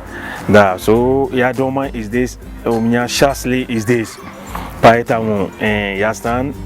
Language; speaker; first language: Russian; non-native, learner; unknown